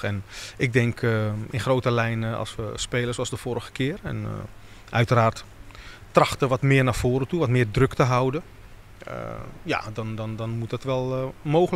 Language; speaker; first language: Dutch; native; Dutch